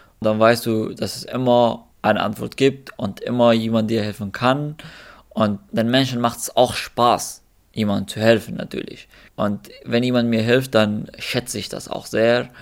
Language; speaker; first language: German; non-native, fluent; Kurdish